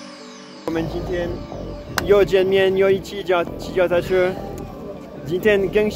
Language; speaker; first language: Chinese; non-native, fluent; French